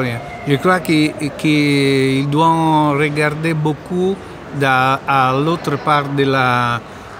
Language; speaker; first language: French; non-native, learner; Italian